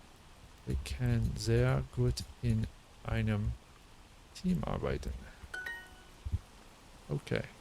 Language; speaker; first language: German; non-native, learner; English